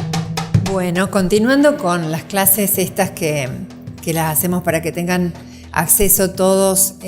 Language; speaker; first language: Spanish; native; Spanish